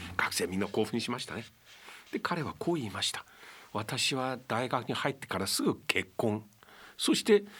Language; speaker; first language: Japanese; non-native, fluent; Chinese